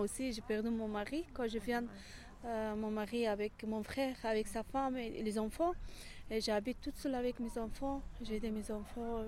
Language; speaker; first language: French; non-native, learner; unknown